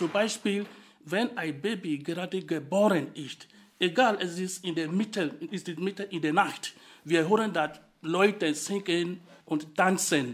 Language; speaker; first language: German; non-native, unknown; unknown